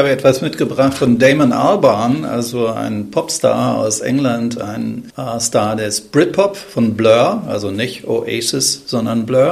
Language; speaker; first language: German; native; German